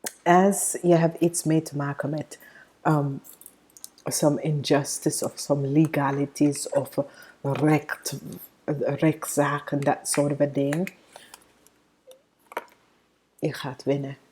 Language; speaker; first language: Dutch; non-native, fluent; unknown